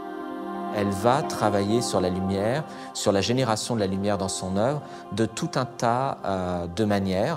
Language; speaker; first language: French; native; French